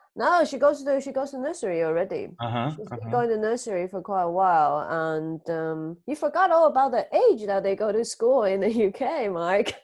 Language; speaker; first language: English; early bilingual, other home language; Chinese